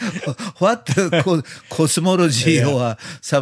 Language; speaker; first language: English; non-native, learner; Japanese